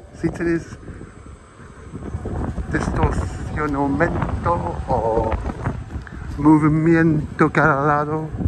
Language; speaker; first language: Spanish; non-native, learner; English